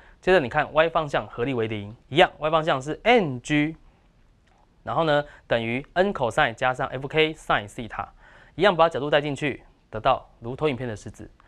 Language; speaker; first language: Chinese; native; Chinese